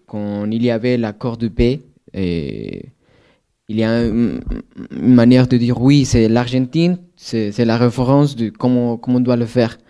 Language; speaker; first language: French; non-native, fluent; Spanish